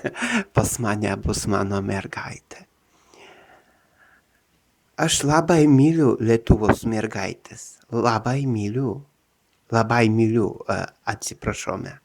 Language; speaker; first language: Lithuanian; non-native, learner; Russian